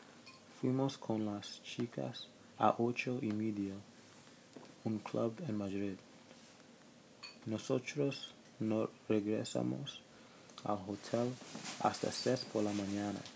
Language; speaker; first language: Spanish; non-native, learner; English